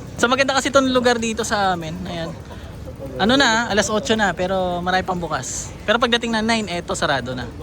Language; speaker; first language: Filipino; native; Filipino